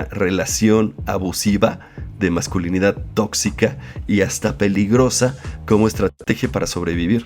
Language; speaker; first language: Spanish; native; Spanish